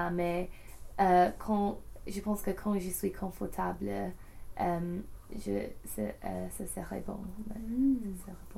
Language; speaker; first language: French; non-native, learner; English